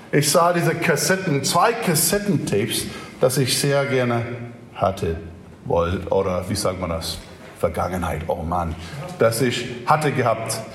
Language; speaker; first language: German; non-native, fluent; English